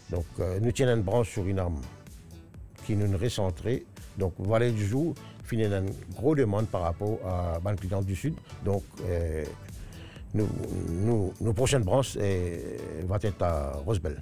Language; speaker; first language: French; non-native, local second language; Morisyen